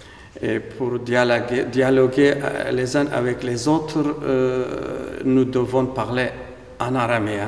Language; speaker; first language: French; non-native, fluent; Aramaic